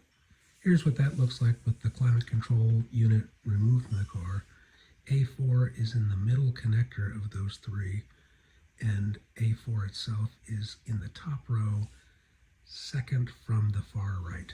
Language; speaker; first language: English; native; English